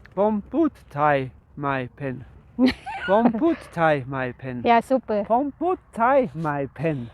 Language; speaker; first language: Thai; non-native, learner; German